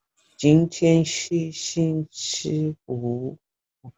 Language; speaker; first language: Chinese; non-native, learner; Shona